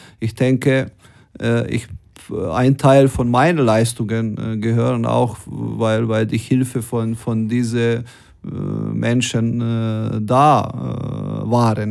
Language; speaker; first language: German; non-native, fluent; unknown